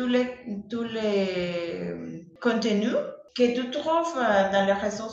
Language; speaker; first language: French; non-native, learner; Spanish